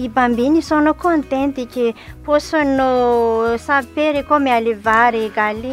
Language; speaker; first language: Italian; non-native, learner; Malagasy